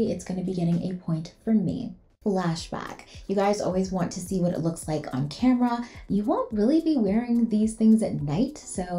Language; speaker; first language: English; native; English